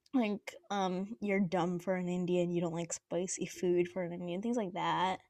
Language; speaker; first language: English; native; English